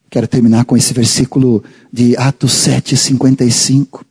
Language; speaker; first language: Portuguese; non-native, fluent; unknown